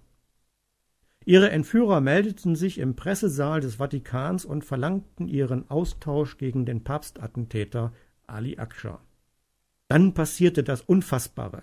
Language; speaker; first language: German; native; German